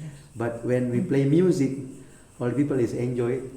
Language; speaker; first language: English; non-native, learner; Indonesian